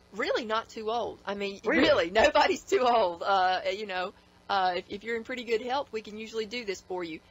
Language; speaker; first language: English; native; English